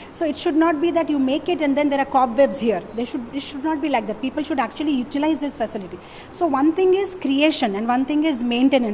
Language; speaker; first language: English; non-native, local second language; Telugu